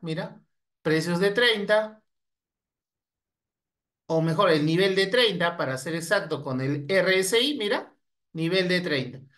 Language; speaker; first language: Spanish; native; Spanish